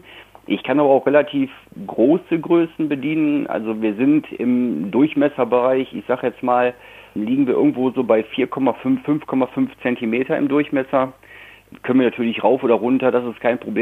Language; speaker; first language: German; native; German